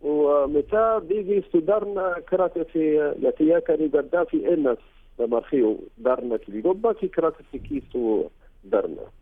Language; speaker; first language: Greek; non-native, learner; Arabic